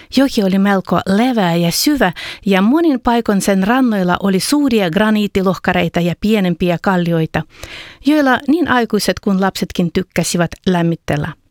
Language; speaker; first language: Finnish; non-native, fluent; Ukrainian